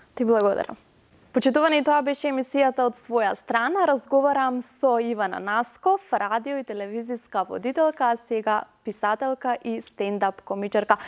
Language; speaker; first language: Macedonian; native; Macedonian